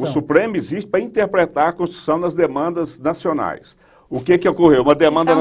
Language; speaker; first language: Portuguese; native; Portuguese